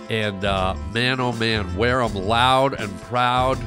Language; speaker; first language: English; native; English